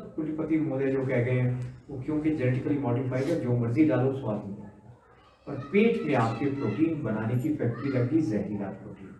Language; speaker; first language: Hindi; native; Hindi